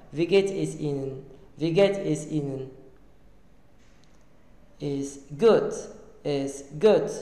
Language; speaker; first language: German; non-native, learner; Arabic